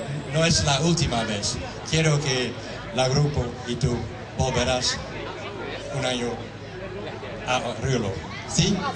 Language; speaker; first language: Spanish; non-native, learner; Dutch